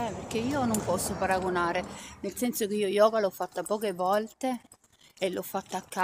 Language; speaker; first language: Italian; native; Italian